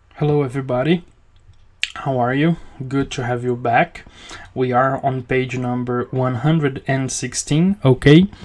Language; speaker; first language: English; non-native, fluent; Portuguese